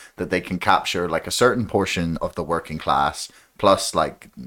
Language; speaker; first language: English; native; English